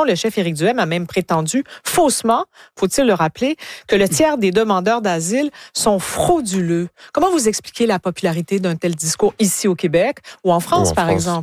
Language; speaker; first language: French; native; French